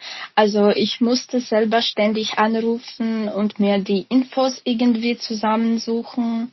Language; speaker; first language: German; non-native, fluent; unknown